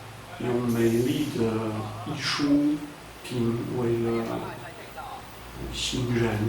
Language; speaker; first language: Chinese; non-native, fluent; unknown